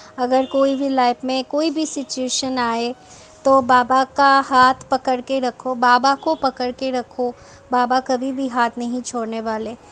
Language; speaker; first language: Hindi; non-native, local second language; Bangla